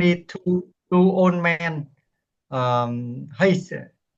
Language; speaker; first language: English; non-native, learner; Vietnamese